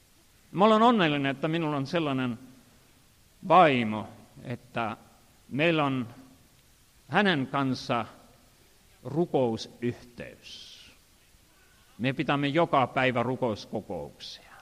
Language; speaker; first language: Finnish; non-native, fluent; Estonian